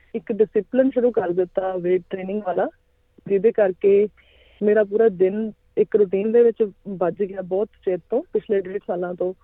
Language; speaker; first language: Punjabi; native; Punjabi